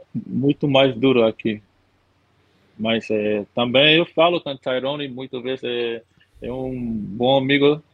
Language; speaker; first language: Portuguese; non-native, learner; English